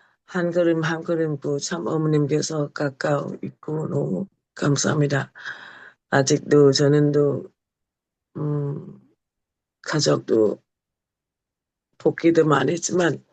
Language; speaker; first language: Korean; non-native, learner; Thai